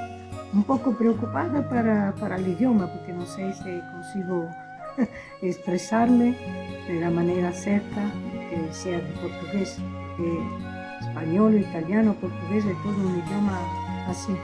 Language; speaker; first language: Portuguese; non-native, fluent; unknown